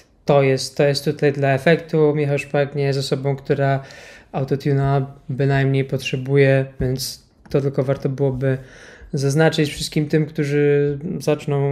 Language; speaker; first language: Polish; native; Polish